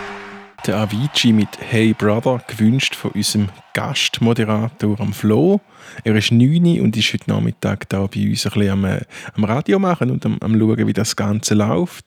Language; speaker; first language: German; native; German